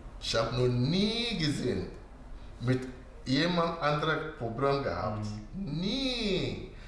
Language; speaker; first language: German; non-native, learner; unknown